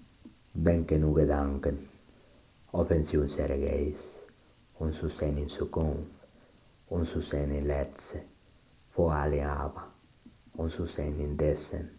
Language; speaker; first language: German; non-native, learner; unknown